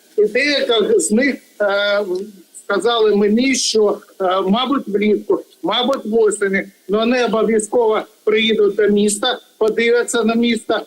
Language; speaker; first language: Ukrainian; non-native, local second language; Russian